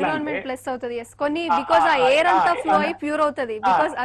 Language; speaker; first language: Telugu; native; Telugu